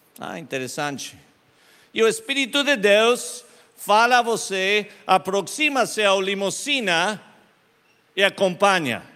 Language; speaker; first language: Portuguese; non-native, learner; Spanish